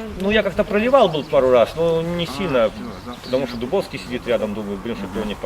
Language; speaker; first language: Russian; native; Russian